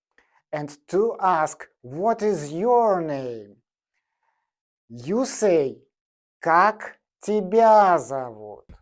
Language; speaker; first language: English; non-native, fluent; Russian